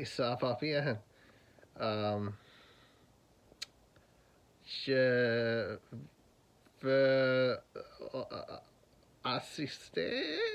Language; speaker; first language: French; non-native, learner; English